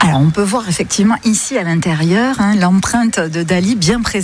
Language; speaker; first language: French; native; French